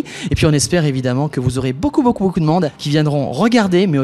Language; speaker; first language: French; native; French